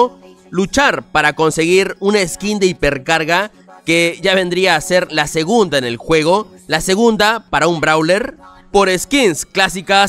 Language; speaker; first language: Spanish; native; Spanish